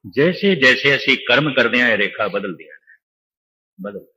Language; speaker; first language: Hindi; non-native, local second language; Punjabi